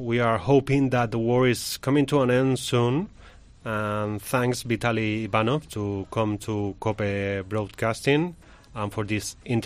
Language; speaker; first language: English; non-native, learner; Spanish